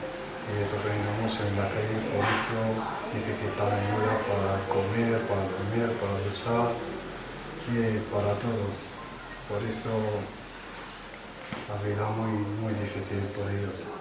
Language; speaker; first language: Spanish; non-native, learner; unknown